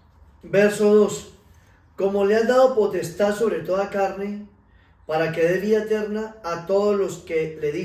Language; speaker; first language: Spanish; native; Spanish